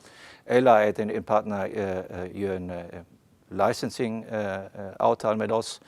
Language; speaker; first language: Swedish; non-native, fluent; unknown